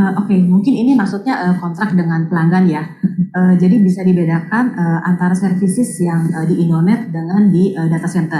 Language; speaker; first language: Indonesian; native; Indonesian